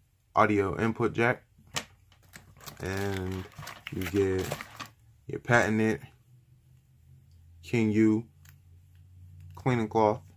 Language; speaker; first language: English; native; English